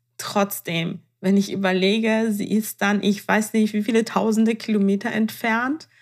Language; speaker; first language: German; non-native, fluent; Persian